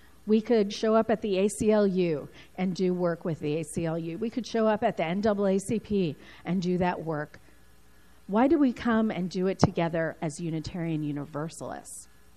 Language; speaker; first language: English; early bilingual, other home language; Spanish